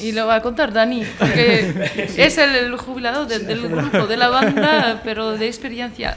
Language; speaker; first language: Spanish; non-native, fluent; French